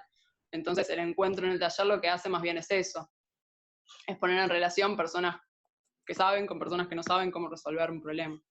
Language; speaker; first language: Spanish; native; Spanish